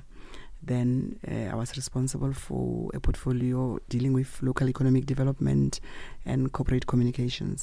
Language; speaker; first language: English; non-native, local second language; Tswana